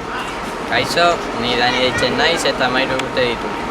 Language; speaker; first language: Basque; non-native, local second language; Spanish